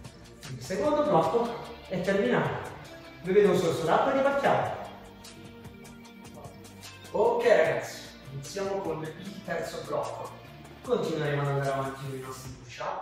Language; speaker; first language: Italian; native; Italian